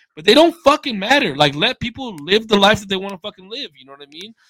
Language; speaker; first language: English; native; English